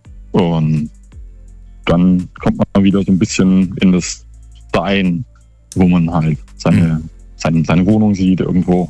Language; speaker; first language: German; native; German